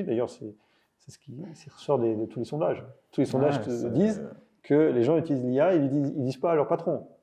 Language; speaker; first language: French; native; French